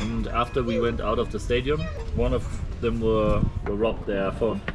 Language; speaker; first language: English; non-native, fluent; Spanish